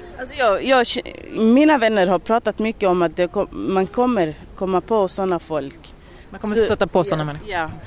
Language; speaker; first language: Swedish; early bilingual, other home language; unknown